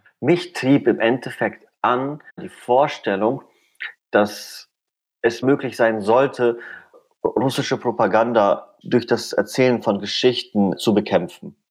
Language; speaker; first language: German; early bilingual, other home language; Russian